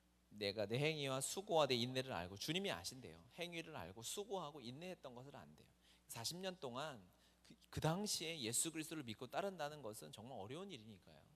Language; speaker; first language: Korean; native; Korean